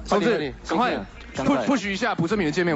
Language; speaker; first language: Chinese; native; Chinese